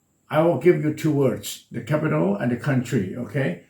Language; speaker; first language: English; non-native, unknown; Thai